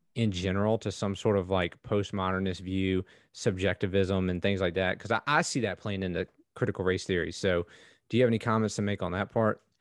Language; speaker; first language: English; native; English